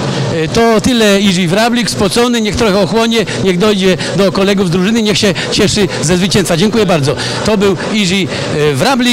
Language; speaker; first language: Polish; native; Polish